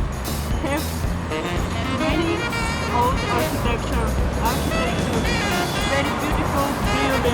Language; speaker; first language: English; non-native, learner; Russian